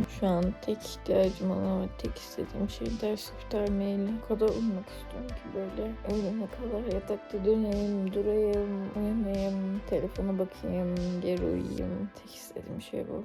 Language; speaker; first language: Turkish; native; Turkish